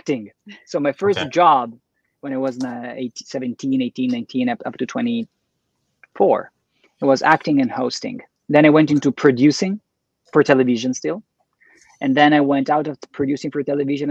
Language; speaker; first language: English; non-native, fluent; Italian